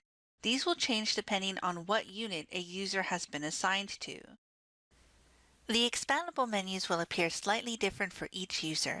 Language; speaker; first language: English; native; English